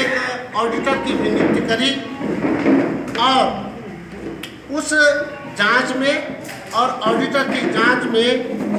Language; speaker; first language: Hindi; native; Hindi